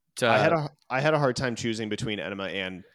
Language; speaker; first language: English; native; English